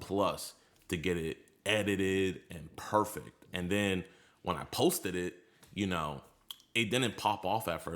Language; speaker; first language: English; native; English